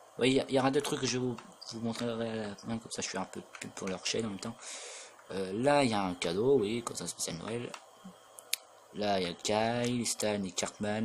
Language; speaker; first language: French; native; French